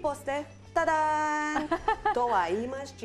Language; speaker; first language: Macedonian; non-native, learner; Filipino